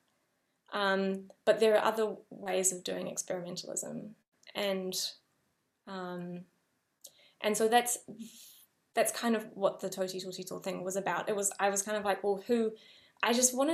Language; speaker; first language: English; native; English